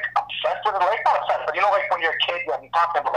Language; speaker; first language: English; non-native, fluent; Hebrew